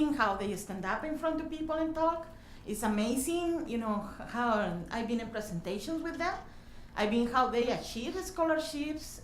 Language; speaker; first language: English; non-native, learner; Spanish